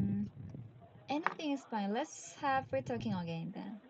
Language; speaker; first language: English; non-native, learner; Korean